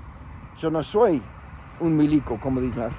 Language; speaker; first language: Spanish; non-native, fluent; English